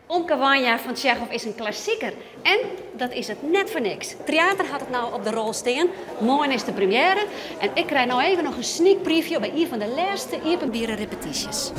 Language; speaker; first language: Dutch; non-native, local second language; Western Frisian